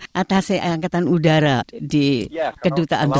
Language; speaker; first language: Indonesian; native; Indonesian